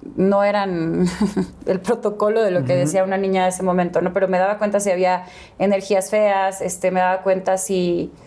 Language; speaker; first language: Spanish; native; Spanish